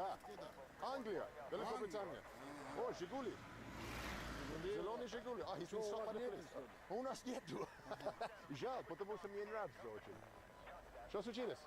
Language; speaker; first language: Russian; non-native, learner; English